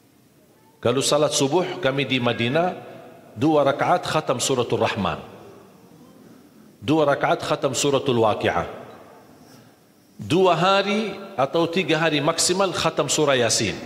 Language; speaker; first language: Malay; non-native, fluent; Arabic